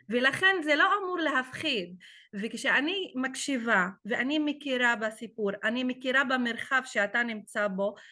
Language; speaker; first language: Hebrew; non-native, local second language; Arabic